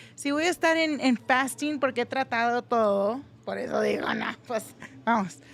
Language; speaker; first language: Spanish; early bilingual, heritage; Spanish